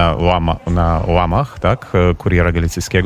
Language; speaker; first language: Polish; non-native, fluent; Ukrainian